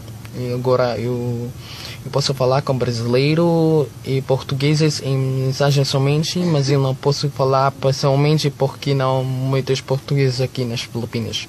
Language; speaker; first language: Portuguese; non-native, learner; Filipino